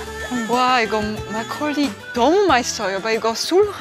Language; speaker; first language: Korean; non-native, learner; Polish